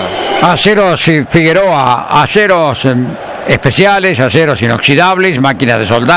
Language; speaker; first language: Spanish; native; Spanish